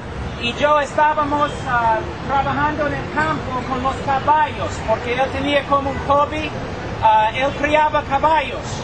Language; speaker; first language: Spanish; non-native, fluent; English